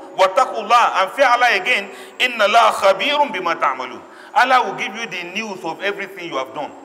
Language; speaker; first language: English; non-native, local second language; Yoruba